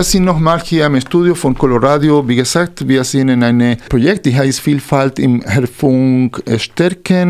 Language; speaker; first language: German; non-native, fluent; Spanish